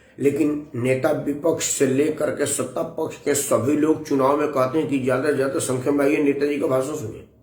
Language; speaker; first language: Hindi; native; Hindi